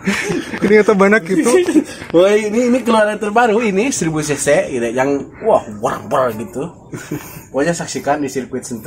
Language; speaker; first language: Indonesian; non-native, local second language; Sundanese